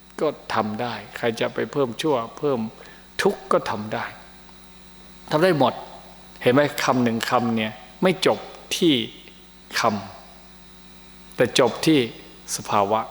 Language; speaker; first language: Thai; native; Thai